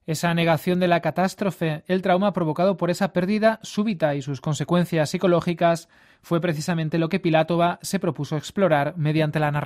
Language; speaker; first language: Spanish; native; Spanish